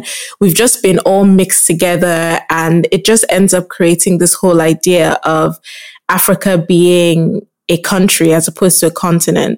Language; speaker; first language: English; non-native, local second language; Yoruba